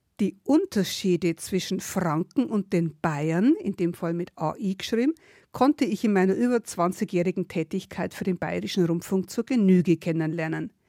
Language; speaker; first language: German; native; German